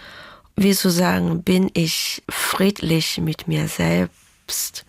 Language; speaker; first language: German; non-native, fluent; Chinese